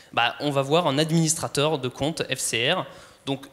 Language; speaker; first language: French; native; French